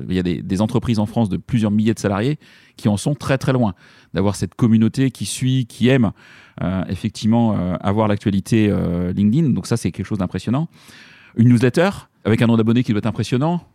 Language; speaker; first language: French; native; French